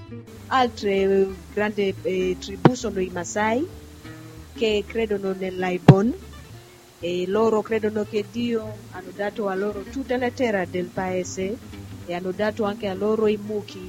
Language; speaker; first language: Italian; non-native, learner; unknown